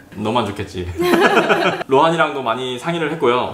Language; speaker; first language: Korean; native; Korean